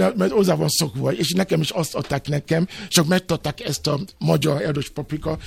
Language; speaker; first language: Hungarian; non-native, fluent; Yoruba